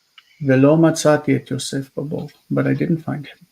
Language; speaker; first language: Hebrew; non-native, fluent; English